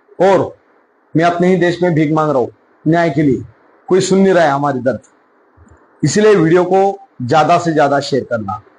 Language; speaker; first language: Hindi; non-native, local second language; Marathi